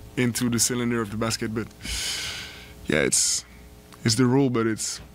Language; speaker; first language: English; non-native, fluent; French